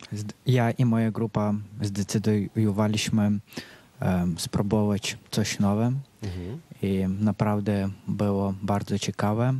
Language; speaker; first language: Polish; early bilingual, heritage; Polish